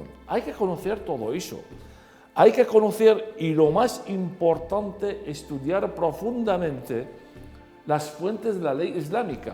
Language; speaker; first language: Spanish; non-native, fluent; Arabic